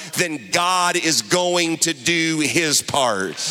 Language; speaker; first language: English; native; English